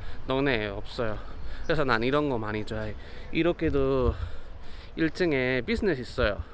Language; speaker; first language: Korean; non-native, learner; Spanish